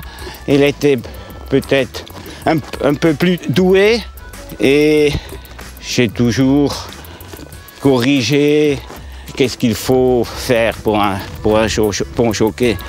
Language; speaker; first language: French; non-native, local second language; German